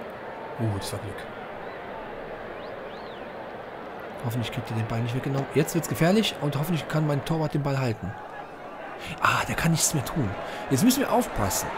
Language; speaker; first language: German; native; German